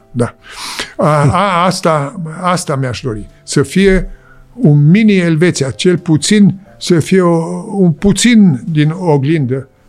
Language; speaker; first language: Romanian; early bilingual, heritage; Romanian